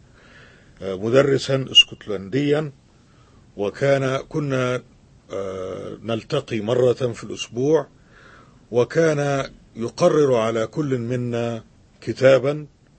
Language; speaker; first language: Arabic; native; Arabic